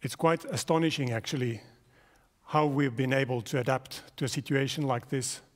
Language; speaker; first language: English; non-native, fluent; Finnish